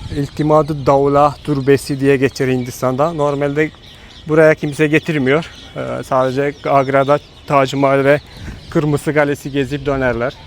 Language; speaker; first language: Turkish; non-native, fluent; Hindi